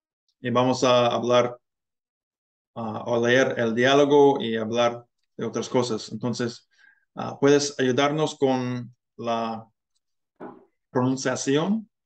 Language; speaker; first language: Spanish; non-native, learner; English